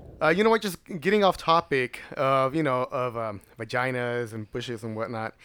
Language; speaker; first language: English; early bilingual, other home language; Spanish